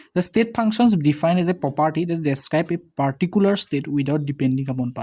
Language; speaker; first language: English; non-native, local second language; Assamese